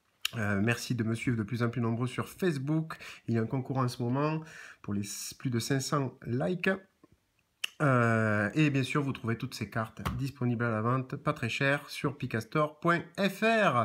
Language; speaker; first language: French; native; French